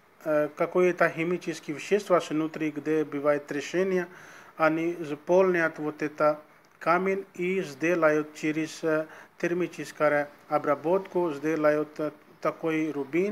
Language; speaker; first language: Russian; non-native, learner; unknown